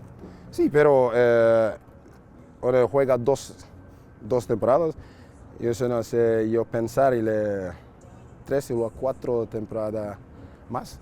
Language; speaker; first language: Spanish; non-native, learner; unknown